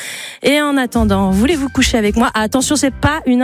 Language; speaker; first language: French; native; French